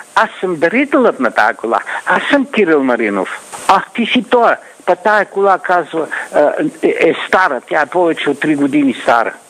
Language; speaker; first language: Bulgarian; native; Bulgarian